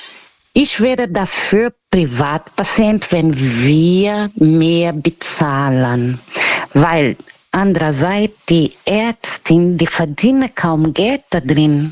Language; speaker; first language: German; non-native, learner; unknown